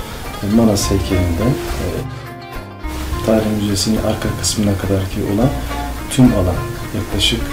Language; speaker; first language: Turkish; native; Turkish